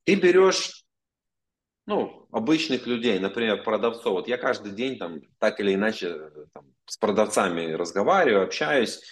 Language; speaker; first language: Russian; non-native, local second language; Ukrainian